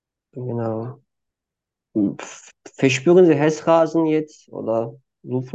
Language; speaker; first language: German; non-native, fluent; Turkish